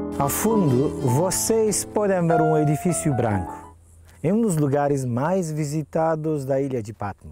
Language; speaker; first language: Portuguese; non-native, fluent; Turkish